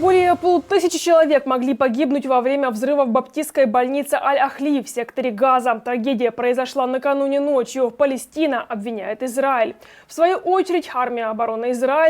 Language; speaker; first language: Russian; native; Russian